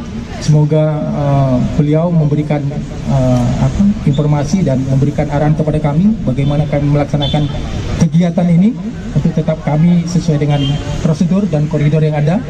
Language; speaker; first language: Indonesian; native; Indonesian